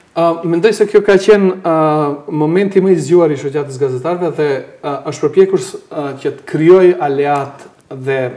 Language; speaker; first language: Albanian; native; Albanian